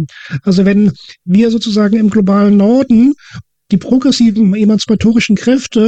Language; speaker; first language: German; native; German